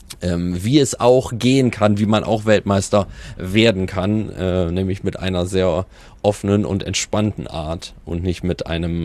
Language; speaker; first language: German; native; German